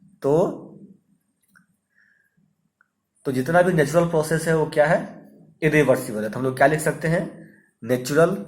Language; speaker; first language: Hindi; native; Hindi